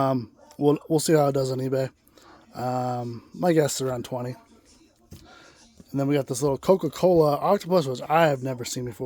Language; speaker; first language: English; native; English